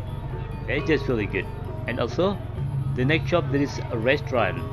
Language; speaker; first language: English; non-native, fluent; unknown